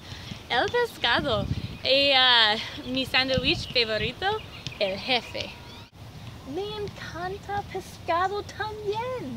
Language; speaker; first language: Spanish; non-native, learner; English